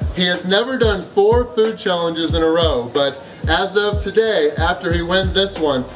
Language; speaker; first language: English; native; English